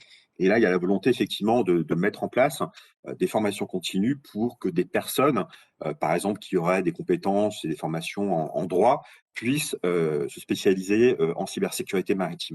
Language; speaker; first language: French; native; French